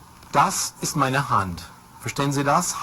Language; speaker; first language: German; non-native, fluent; English